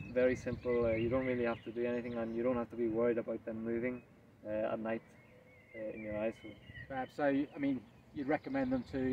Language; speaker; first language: English; early bilingual, other home language; Spanish